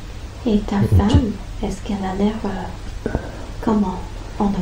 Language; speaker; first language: French; non-native, fluent; English